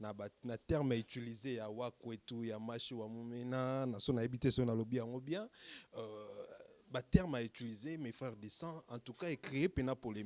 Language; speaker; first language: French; non-native, local second language; Lingala